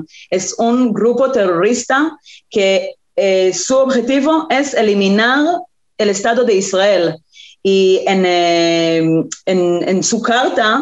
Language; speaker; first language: Spanish; non-native, fluent; Hebrew